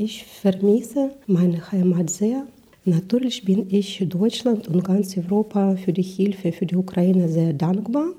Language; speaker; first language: German; non-native, learner; Ukrainian